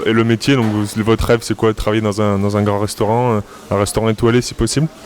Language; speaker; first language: French; native; French